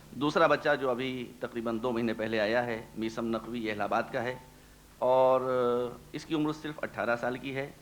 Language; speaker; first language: Urdu; native; Urdu